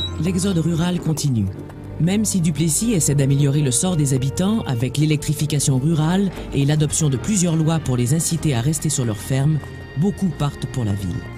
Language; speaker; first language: French; native; French